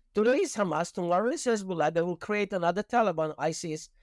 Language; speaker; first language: English; non-native, fluent; Persian